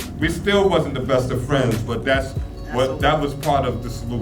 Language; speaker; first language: English; native; English